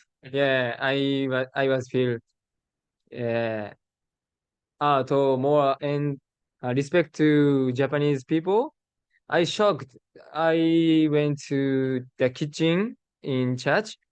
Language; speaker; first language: English; non-native, learner; Japanese